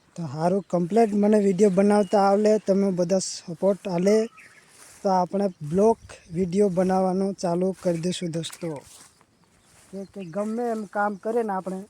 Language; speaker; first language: Gujarati; non-native, local second language; Rathawi